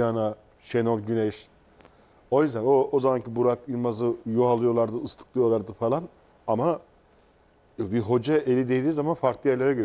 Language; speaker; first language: Turkish; native; Turkish